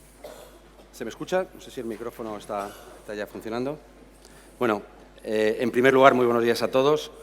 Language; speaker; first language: Spanish; native; Spanish